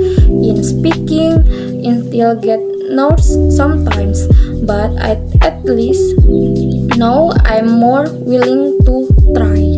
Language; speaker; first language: English; non-native, learner; Indonesian